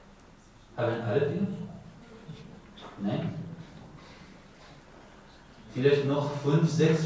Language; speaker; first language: German; non-native, learner; Persian